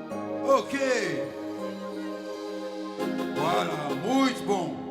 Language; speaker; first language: Portuguese; non-native, learner; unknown